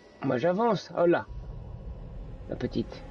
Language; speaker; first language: French; native; French